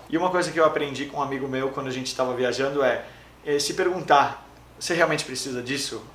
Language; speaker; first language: Portuguese; non-native, fluent; Danish